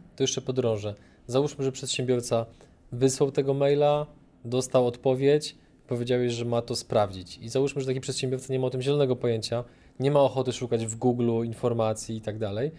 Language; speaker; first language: Polish; native; Polish